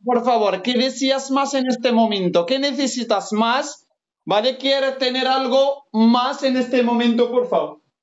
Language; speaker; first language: Spanish; non-native, fluent; Arabic